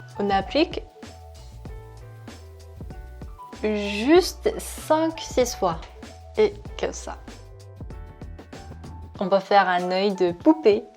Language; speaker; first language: French; non-native, fluent; Korean